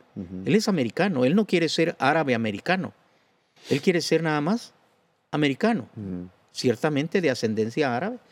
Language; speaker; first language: Spanish; native; Spanish